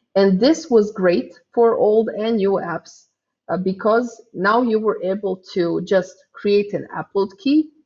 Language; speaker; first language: English; non-native, fluent; Croatian